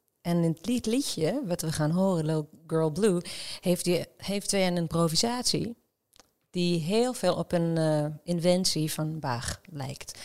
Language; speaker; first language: Dutch; non-native, fluent; Hebrew